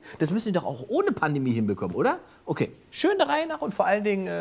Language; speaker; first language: German; native; German